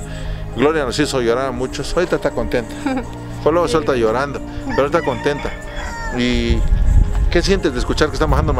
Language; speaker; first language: Spanish; native; Spanish